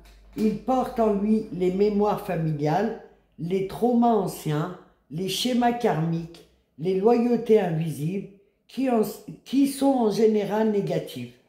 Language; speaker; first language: French; native; French